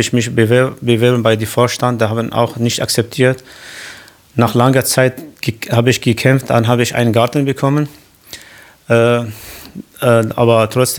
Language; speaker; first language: German; non-native, learner; Arabic